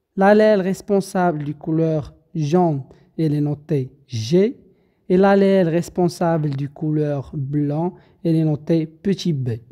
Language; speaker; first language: French; non-native, local second language; Arabic